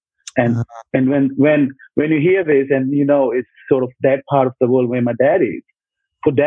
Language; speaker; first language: English; non-native, local second language; Punjabi